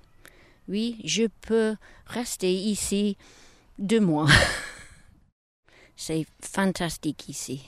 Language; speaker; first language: French; non-native, learner; English